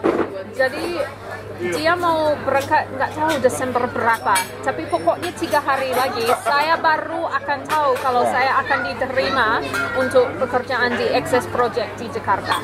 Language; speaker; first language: Indonesian; non-native, fluent; English